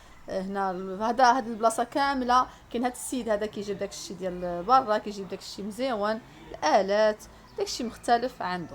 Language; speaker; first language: Arabic; native; Arabic